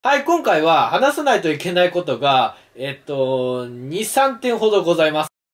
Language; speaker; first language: Japanese; native; Japanese